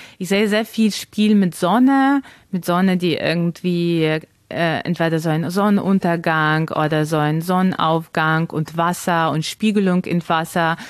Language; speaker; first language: German; non-native, fluent; Ukrainian